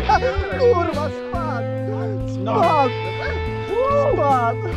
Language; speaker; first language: Polish; native; Polish